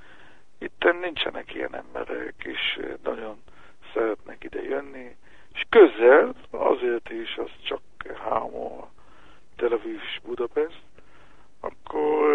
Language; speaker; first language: Hungarian; early bilingual, heritage; Hebrew